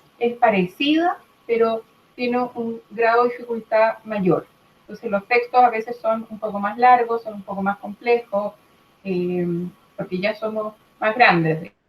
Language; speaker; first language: Spanish; native; Spanish